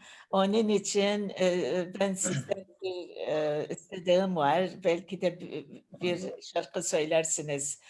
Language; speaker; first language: Turkish; non-native, learner; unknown